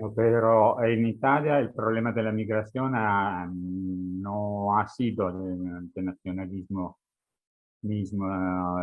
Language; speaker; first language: Spanish; non-native, fluent; Italian